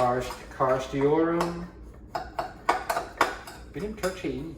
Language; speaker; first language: Turkish; non-native, learner; English